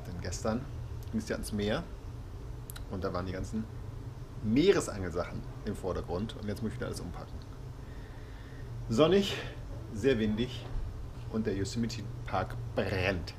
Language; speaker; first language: German; native; German